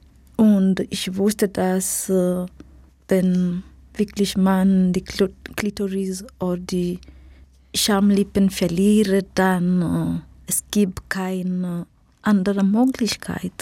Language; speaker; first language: German; non-native, learner; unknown